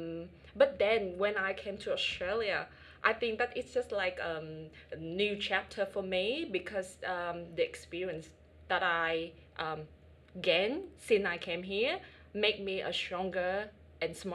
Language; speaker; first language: English; non-native, fluent; Vietnamese